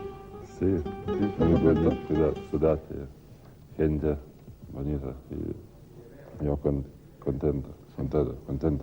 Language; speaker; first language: Spanish; non-native, learner; Lithuanian